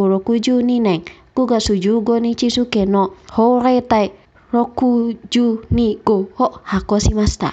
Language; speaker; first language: Japanese; non-native, fluent; Indonesian